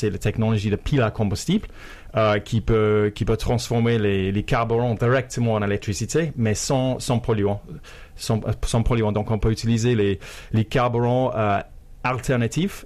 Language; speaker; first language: French; non-native, fluent; English